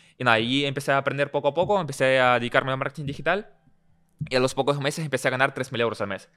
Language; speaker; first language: Spanish; early bilingual, other home language; Russian